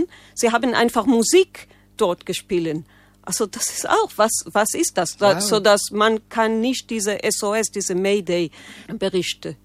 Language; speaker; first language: German; non-native, fluent; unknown